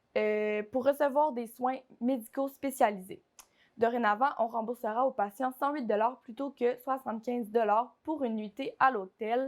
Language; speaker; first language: French; native; French